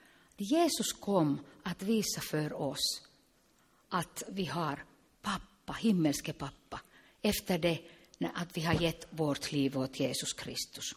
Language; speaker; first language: Swedish; non-native, local second language; Finnish